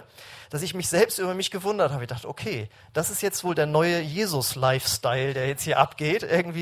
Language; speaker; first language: German; native; German